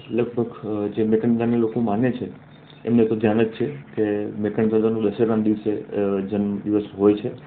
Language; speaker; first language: Gujarati; non-native, local second language; Kachhi